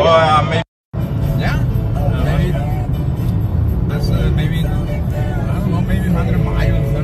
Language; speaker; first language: English; non-native, learner; Spanish